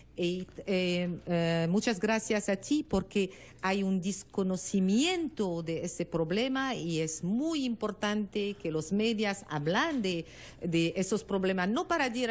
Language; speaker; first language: Spanish; non-native, learner; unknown